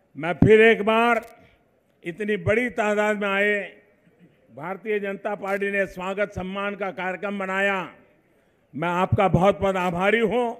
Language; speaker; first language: Hindi; non-native, local second language; Gujarati